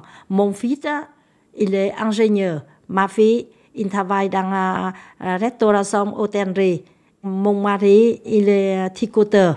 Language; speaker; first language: French; non-native, learner; Vietnamese